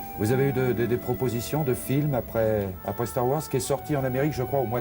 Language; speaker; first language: French; native; French